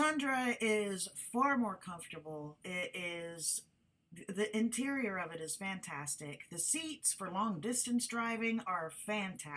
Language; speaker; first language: English; native; English